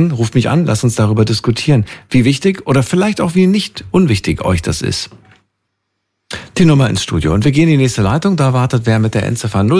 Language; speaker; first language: German; native; German